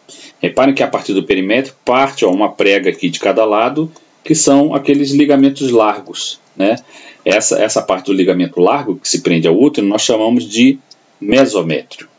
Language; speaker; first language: Portuguese; native; Portuguese